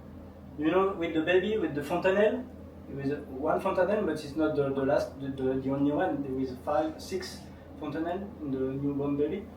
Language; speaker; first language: English; non-native, learner; French